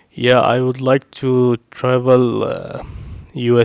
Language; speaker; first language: English; non-native, learner; Urdu